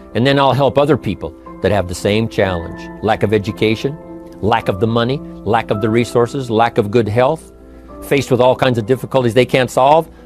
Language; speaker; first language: English; native; English